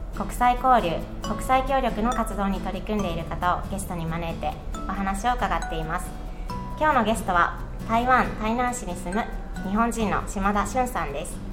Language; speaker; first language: Japanese; native; Japanese